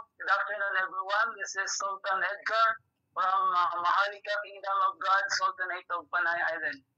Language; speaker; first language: English; non-native, local second language; Hiligaynon